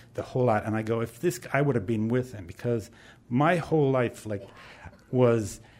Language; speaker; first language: English; native; English